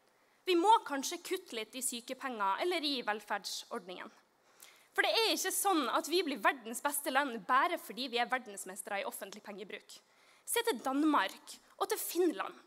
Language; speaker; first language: Norwegian; native; Norwegian